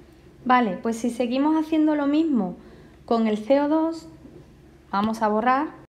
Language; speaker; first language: Spanish; native; Spanish